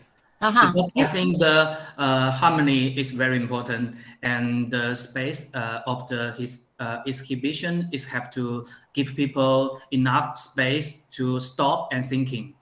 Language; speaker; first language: English; non-native, learner; Chinese